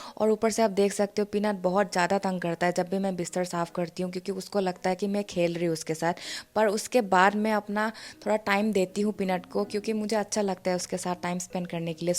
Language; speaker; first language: Hindi; non-native, local second language; Bodo